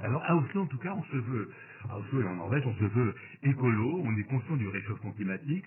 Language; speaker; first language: French; native; French